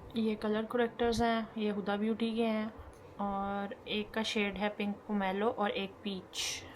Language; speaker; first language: Urdu; native; Urdu